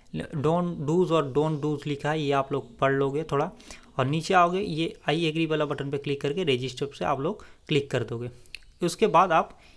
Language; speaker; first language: Hindi; non-native, local second language; Bangla